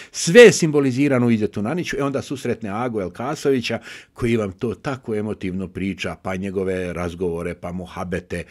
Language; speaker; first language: Bosnian; native; Bosnian